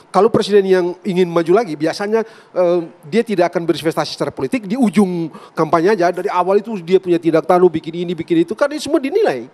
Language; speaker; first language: Indonesian; native; Indonesian